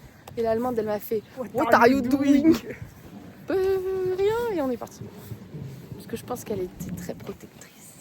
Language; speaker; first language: French; native; French